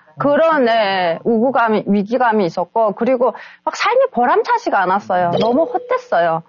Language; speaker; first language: Korean; native; Korean